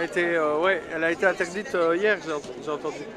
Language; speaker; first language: French; native; French